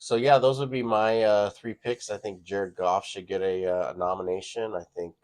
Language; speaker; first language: English; native; English